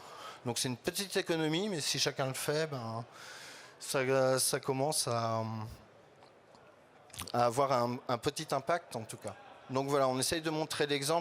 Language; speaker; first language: French; native; French